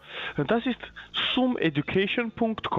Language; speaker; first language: German; non-native, learner; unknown